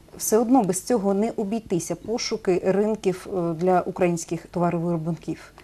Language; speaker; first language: Ukrainian; native; Ukrainian